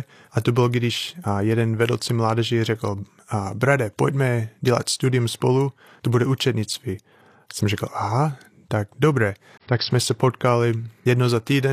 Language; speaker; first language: Czech; non-native, fluent; English